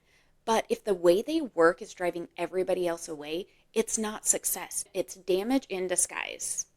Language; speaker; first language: English; native; English